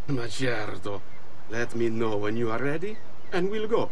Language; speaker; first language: English; native; English